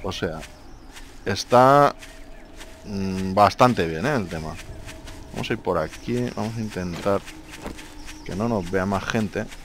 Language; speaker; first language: Spanish; native; Spanish